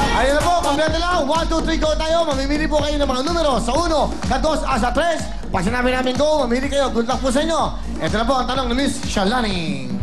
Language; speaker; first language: Filipino; native; Filipino